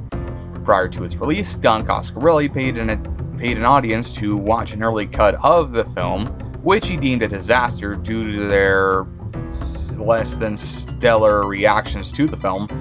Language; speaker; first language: English; native; English